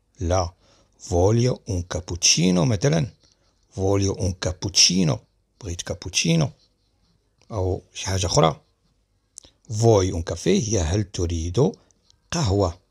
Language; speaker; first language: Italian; non-native, learner; Arabic